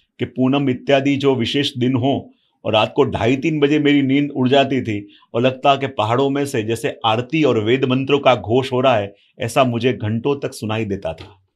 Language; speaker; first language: Hindi; non-native, local second language; Gujarati